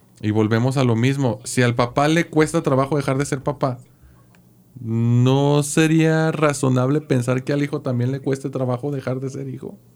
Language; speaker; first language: Spanish; native; Spanish